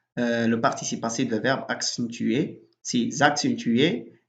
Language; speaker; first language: French; non-native, local second language; Arabic